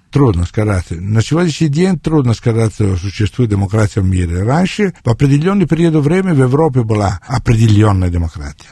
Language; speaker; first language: Russian; non-native, fluent; Italian